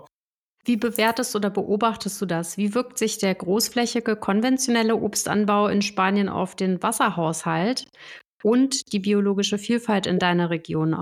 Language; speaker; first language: German; native; German